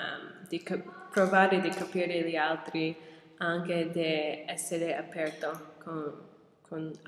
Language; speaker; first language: Italian; non-native, learner; English